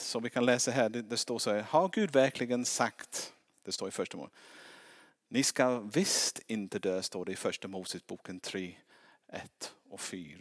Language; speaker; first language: Swedish; non-native, fluent; English